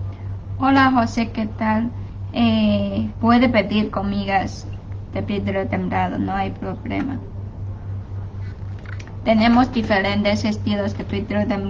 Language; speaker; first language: Spanish; non-native, fluent; Chinese